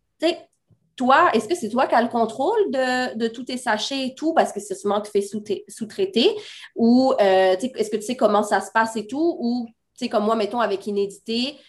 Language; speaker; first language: French; native; French